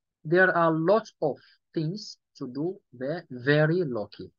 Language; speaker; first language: English; non-native, local second language; Yoruba